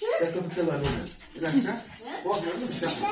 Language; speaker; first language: Polish; non-native, learner; Turkish